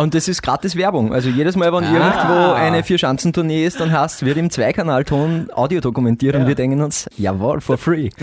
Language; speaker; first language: German; native; German